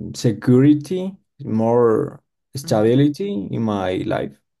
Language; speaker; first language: English; non-native, learner; Spanish